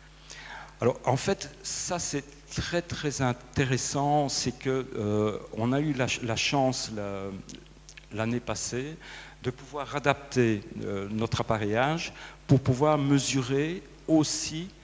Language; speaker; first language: French; native; French